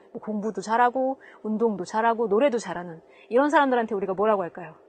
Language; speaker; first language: Korean; native; Korean